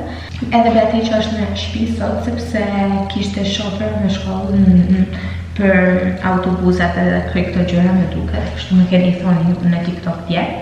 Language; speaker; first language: Albanian; early bilingual, heritage; Albanian